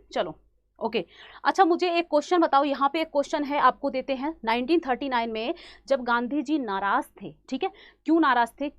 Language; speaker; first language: Hindi; native; Hindi